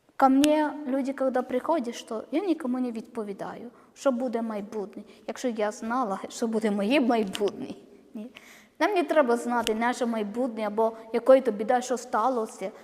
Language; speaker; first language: Ukrainian; non-native, learner; Malayalam